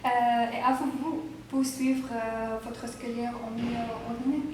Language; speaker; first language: French; non-native, learner; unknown